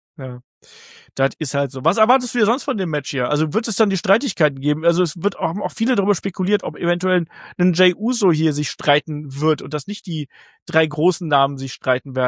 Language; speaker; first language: German; native; German